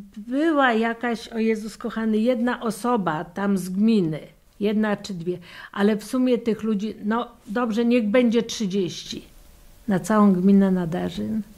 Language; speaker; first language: Polish; native; Polish